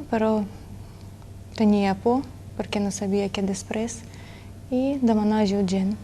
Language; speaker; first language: Catalan; non-native, learner; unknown